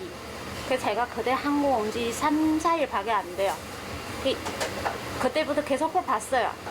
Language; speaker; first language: Korean; non-native, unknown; Chinese